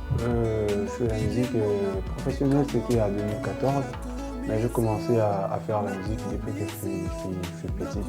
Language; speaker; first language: French; non-native, local second language; Lingala